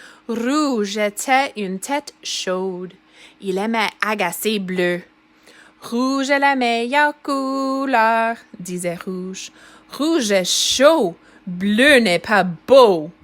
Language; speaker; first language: French; non-native, fluent; English